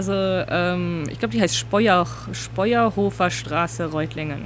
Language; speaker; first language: German; native; German